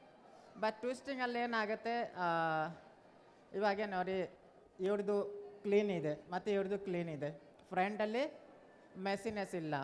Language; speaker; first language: Kannada; non-native, learner; Bangla